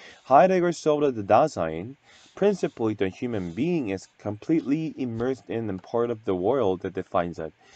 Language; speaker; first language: English; non-native, fluent; Korean